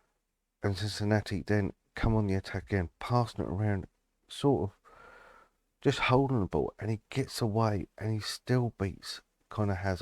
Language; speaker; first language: English; native; English